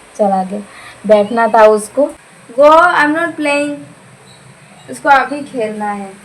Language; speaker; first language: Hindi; non-native, local second language; Bangla